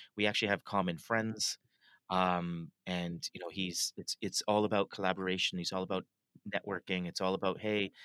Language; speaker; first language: English; native; English